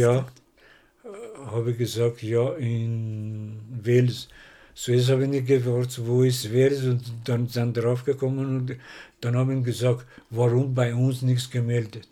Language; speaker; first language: German; non-native, learner; Persian